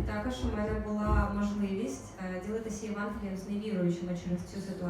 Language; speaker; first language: Ukrainian; native; Ukrainian